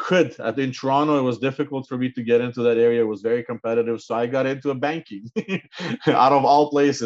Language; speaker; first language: English; non-native, fluent; Ukrainian